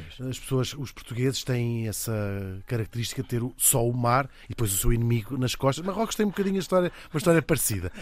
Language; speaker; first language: Portuguese; native; Portuguese